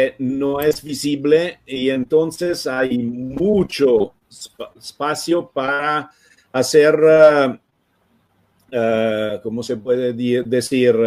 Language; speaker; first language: Spanish; non-native, fluent; Italian